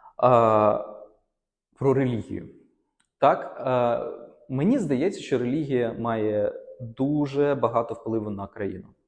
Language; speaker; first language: Ukrainian; non-native, local second language; Russian